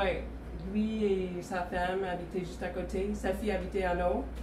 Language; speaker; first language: French; non-native, fluent; English